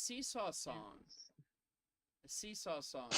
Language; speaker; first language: English; native; English